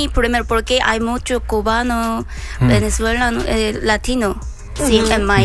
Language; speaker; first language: Spanish; non-native, learner; Korean